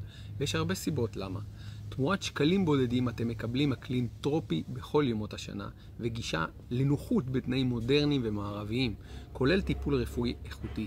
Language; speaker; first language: Hebrew; native; Hebrew